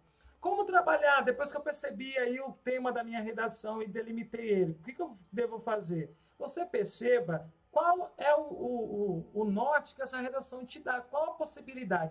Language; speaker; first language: Portuguese; native; Portuguese